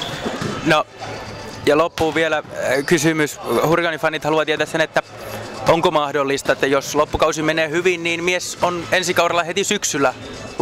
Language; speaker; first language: Finnish; native; Finnish